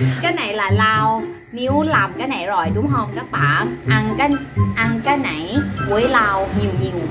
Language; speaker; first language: Vietnamese; non-native, learner; Thai